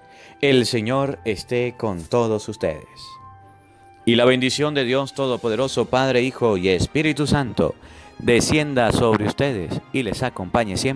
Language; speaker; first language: Spanish; native; Spanish